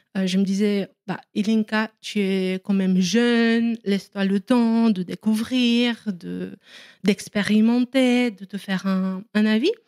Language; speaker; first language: French; non-native, fluent; Romanian